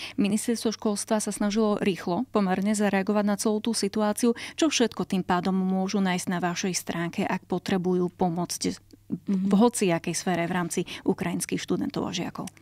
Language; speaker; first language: Slovak; native; Slovak